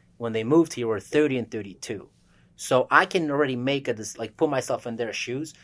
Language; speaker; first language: English; early bilingual, other home language; Russian